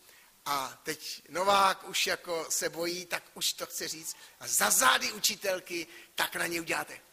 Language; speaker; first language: Czech; native; Czech